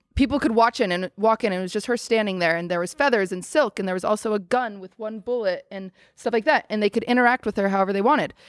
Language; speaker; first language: English; native; English